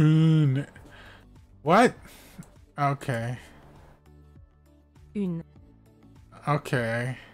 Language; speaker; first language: French; non-native, learner; English